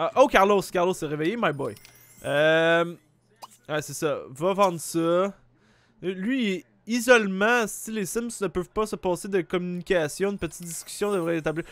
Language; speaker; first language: French; native; French